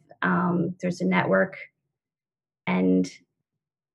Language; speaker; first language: English; non-native, fluent; French